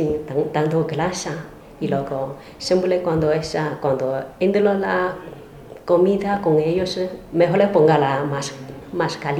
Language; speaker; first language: Spanish; non-native, learner; Chinese